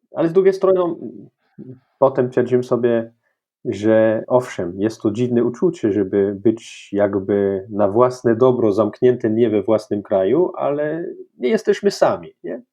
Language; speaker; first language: Polish; non-native, fluent; French